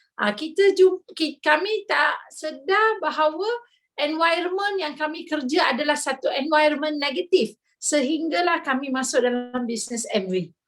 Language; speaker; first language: Malay; non-native, local second language; Tamil